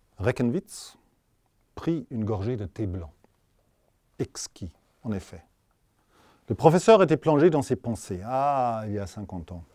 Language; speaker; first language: French; non-native, fluent; German